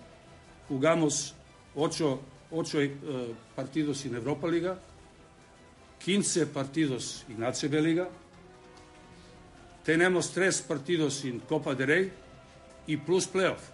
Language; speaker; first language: Spanish; non-native, learner; Serbian